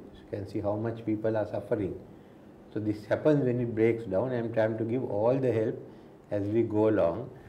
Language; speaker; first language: English; non-native, local second language; Sinhala